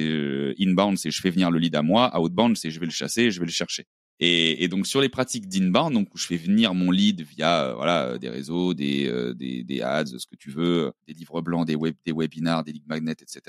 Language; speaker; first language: French; native; French